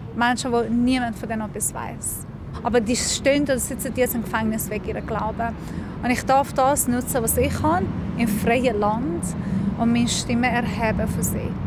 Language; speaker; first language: German; non-native, fluent; Persian